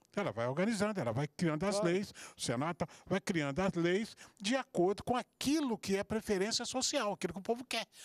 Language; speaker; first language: Portuguese; native; Portuguese